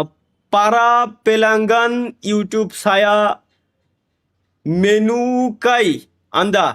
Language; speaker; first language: Indonesian; non-native, learner; Bangla